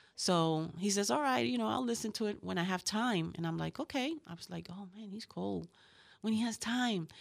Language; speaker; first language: English; early bilingual, other home language; Spanish